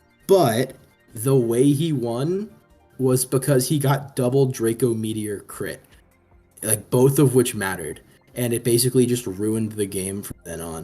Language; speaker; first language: English; native; English